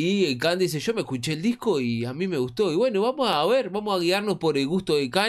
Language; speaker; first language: Spanish; native; Spanish